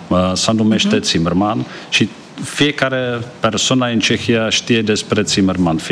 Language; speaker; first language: Romanian; non-native, learner; Czech